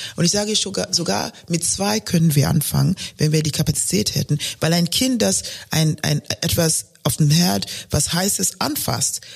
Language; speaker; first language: German; non-native, fluent; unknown